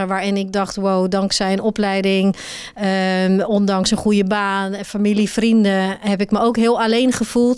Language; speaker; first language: Dutch; native; Dutch